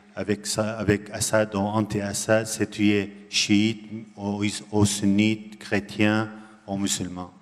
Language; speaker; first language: French; non-native, learner; Arabic